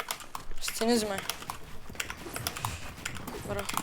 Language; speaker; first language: Bulgarian; native; Bulgarian